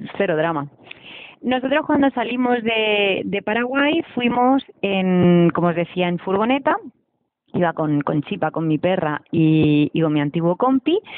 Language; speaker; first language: Spanish; native; Spanish